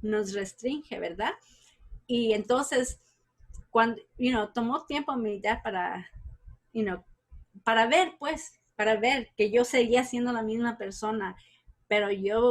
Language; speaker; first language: Spanish; early bilingual, heritage; Spanish